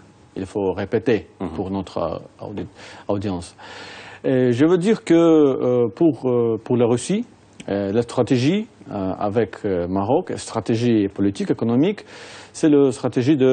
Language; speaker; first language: French; non-native, fluent; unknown